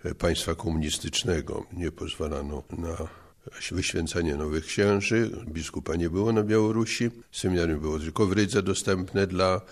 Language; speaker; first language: Polish; native; Polish